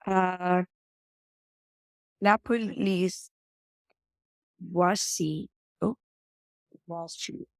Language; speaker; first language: French; non-native, learner; English